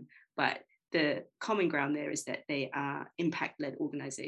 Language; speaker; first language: English; native; English